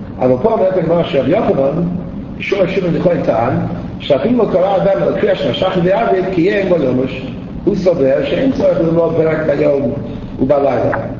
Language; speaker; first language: Hebrew; native; Hebrew